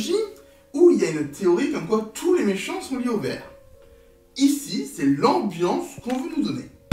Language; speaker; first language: French; native; French